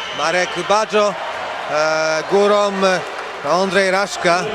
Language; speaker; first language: Polish; native; Polish